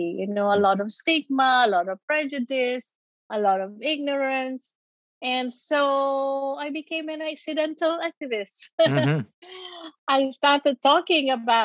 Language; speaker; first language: English; non-native, local second language; Malay